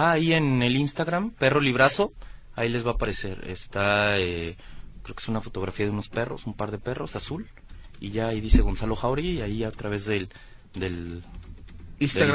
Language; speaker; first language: Spanish; native; Spanish